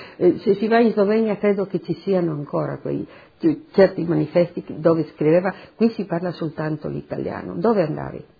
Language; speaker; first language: Italian; non-native, local second language; Slovenian